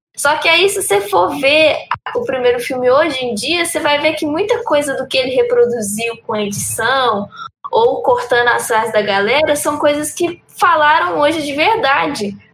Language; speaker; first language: Portuguese; early bilingual, heritage; Portuguese